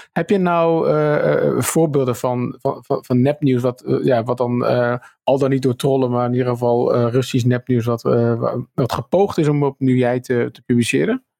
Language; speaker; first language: Dutch; native; Dutch